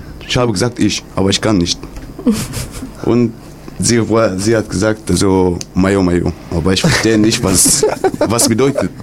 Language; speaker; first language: German; non-native, learner; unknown